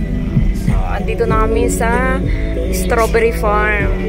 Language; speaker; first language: Filipino; native; Filipino